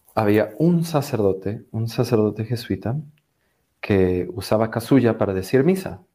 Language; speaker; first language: Spanish; native; Spanish